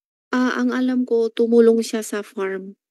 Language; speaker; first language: Filipino; non-native, learner; Chinese